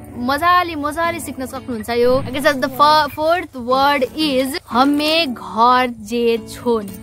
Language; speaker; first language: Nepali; non-native, local second language; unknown